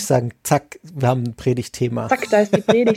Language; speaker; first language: German; native; German